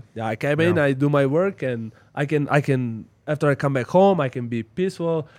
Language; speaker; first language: English; non-native, fluent; Slovenian